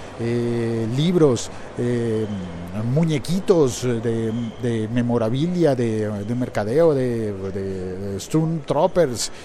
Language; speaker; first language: Spanish; native; Spanish